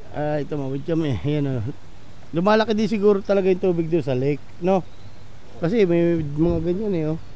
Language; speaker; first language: Filipino; native; Filipino